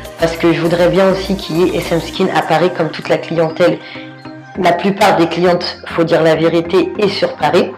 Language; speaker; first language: French; early bilingual, other home language; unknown